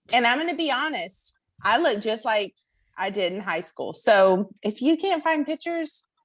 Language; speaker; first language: English; native; English